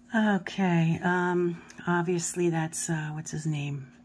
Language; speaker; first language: English; native; English